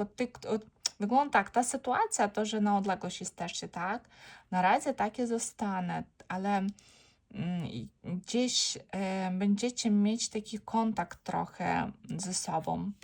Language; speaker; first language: Polish; non-native, learner; Ukrainian